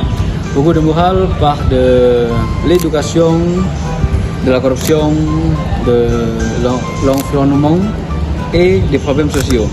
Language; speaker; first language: French; non-native, learner; Indonesian